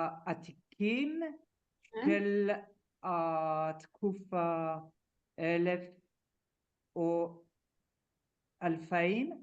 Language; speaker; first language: Hebrew; non-native, learner; French